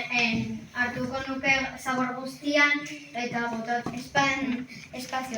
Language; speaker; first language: Basque; non-native, local second language; Spanish